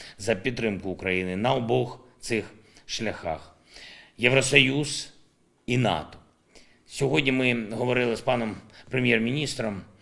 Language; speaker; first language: Ukrainian; non-native, local second language; Russian